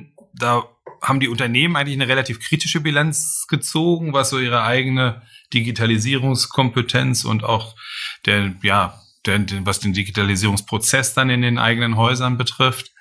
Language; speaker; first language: German; native; German